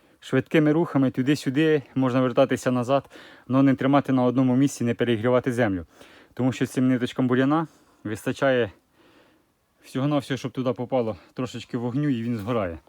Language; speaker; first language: Ukrainian; native; Ukrainian